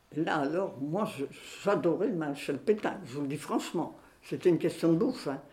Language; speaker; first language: French; native; French